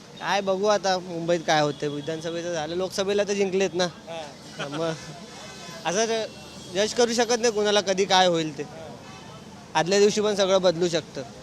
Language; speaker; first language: Marathi; native; Marathi